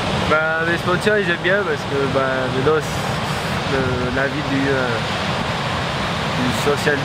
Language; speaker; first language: French; early bilingual, heritage; French